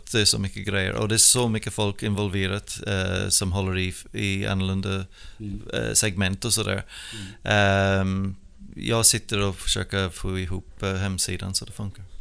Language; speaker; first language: Swedish; non-native, fluent; English